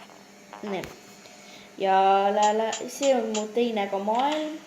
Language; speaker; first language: Estonian; non-native, local second language; Russian